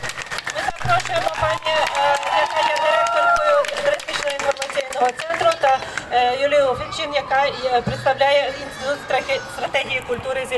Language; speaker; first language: Czech; non-native, fluent; Ukrainian